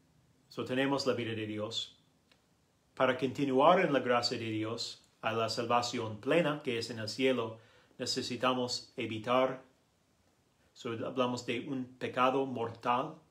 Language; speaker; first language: Spanish; non-native, learner; English